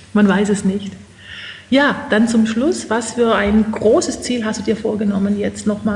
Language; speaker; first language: German; native; German